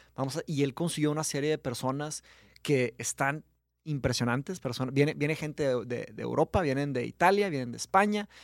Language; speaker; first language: Spanish; early bilingual, other home language; Portuguese